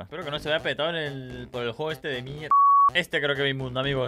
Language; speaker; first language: Spanish; native; Spanish